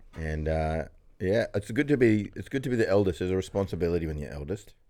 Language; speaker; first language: English; native; English